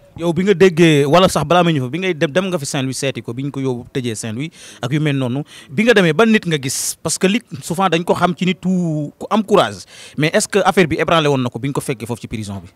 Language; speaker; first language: Wolof; native; Wolof